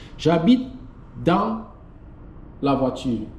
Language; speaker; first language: French; non-native, fluent; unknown